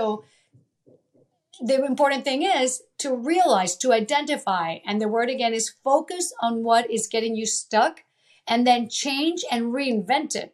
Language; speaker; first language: English; early bilingual, other home language; Italian